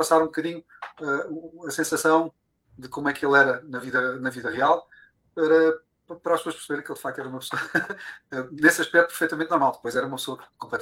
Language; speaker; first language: Portuguese; native; Portuguese